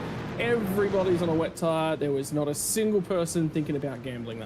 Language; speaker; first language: English; native; English